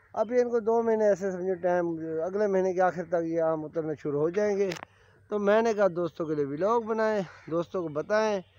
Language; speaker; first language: Urdu; non-native, local second language; Saraiki